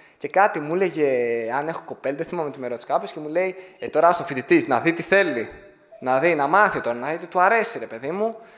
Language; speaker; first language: Greek; native; Greek